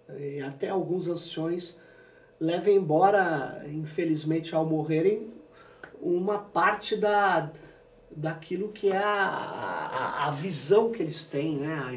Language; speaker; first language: Portuguese; native; Portuguese